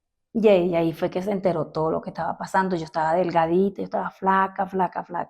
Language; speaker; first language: Spanish; native; Spanish